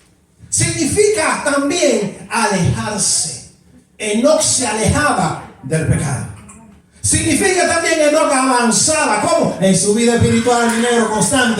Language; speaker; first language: Spanish; native; Spanish